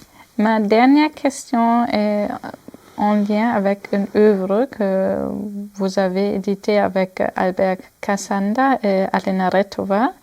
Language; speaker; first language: French; non-native, fluent; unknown